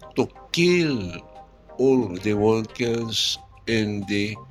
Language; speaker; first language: English; non-native, local second language; Cebuano